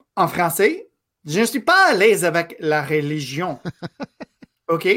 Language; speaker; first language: French; non-native, fluent; English